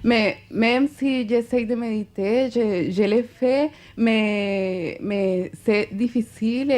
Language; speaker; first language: French; non-native, fluent; Spanish